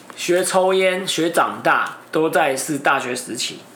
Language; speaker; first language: Chinese; non-native, local second language; Min Nan Chinese